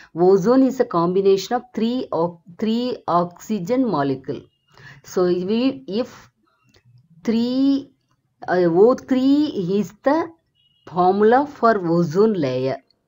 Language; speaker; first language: English; non-native, local second language; Tamil